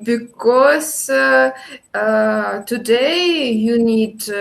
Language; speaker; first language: English; non-native, learner; Russian